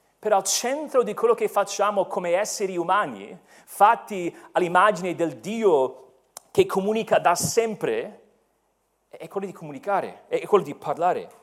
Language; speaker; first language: Italian; non-native, fluent; English